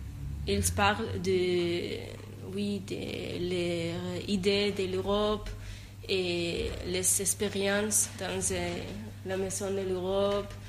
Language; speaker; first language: French; non-native, learner; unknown